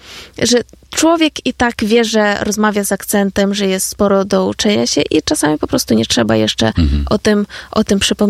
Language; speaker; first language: Polish; non-native, fluent; Ukrainian